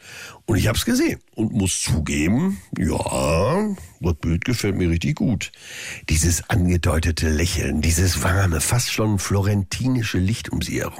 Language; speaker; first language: German; native; German